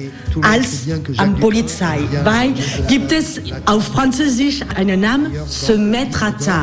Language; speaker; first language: German; non-native, learner; French